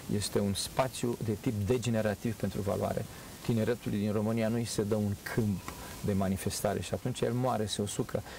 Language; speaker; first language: Romanian; native; Romanian